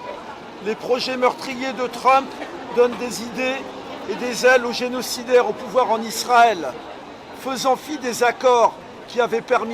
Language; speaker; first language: French; native; French